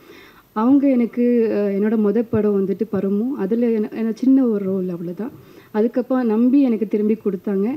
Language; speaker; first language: Tamil; non-native, fluent; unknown